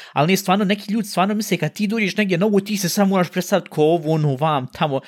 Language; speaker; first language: Bosnian; early bilingual, heritage; Bosnian